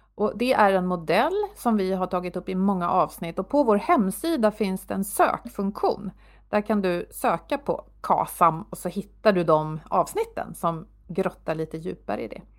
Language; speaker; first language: Swedish; native; Swedish